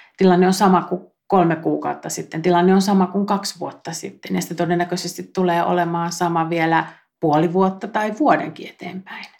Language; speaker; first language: Finnish; native; Finnish